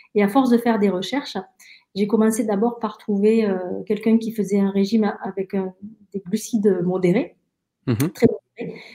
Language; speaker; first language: French; early bilingual, other home language; Spanish